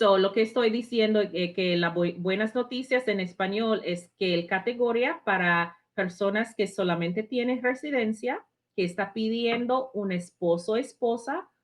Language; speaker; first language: Spanish; non-native, fluent; English